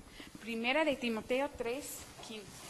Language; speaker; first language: Spanish; non-native, fluent; English